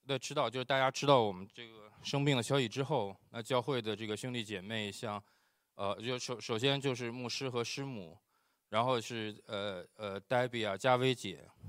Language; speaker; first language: Chinese; native; Chinese